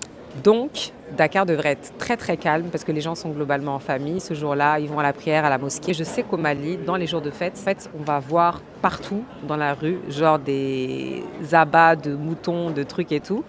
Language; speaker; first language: French; native; French